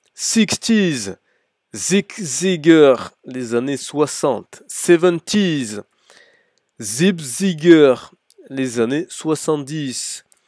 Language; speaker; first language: French; native; French